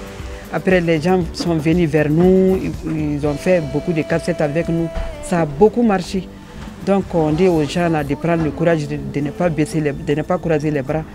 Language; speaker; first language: French; non-native, local second language; Bambara